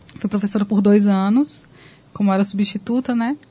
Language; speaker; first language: Portuguese; native; Portuguese